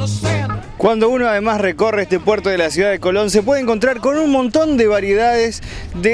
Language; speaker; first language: Spanish; native; Spanish